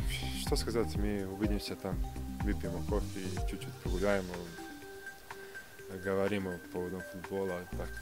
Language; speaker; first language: Russian; non-native, learner; Serbian